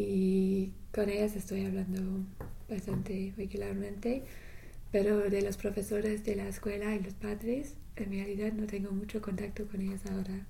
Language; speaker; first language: Spanish; non-native, learner; English